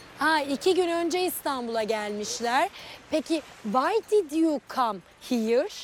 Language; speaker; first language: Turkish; native; Turkish